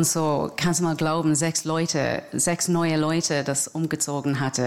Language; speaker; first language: German; non-native, learner; English